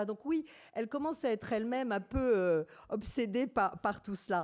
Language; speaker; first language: French; native; French